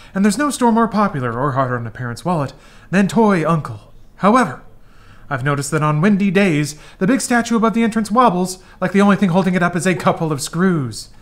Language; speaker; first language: English; native; English